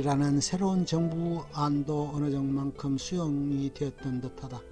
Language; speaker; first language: Korean; native; Korean